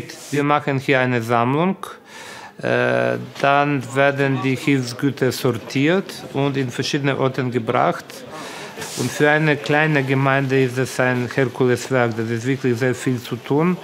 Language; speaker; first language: German; non-native, fluent; Ukrainian